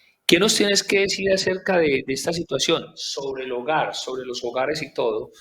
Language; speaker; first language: Spanish; native; Spanish